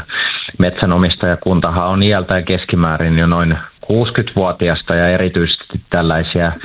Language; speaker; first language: Finnish; native; Finnish